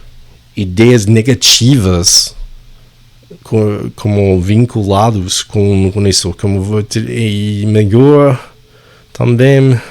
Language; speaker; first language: Portuguese; non-native, fluent; English